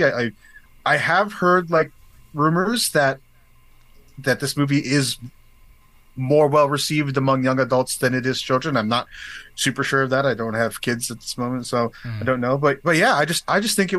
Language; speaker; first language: English; native; English